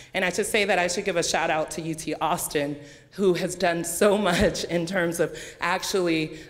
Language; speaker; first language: English; native; English